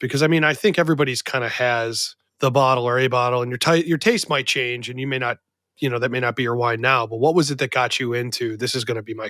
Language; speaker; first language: English; native; English